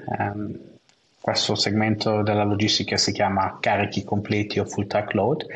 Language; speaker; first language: Italian; non-native, local second language; German